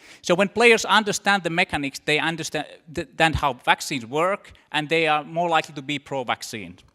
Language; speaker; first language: English; non-native, fluent; Finnish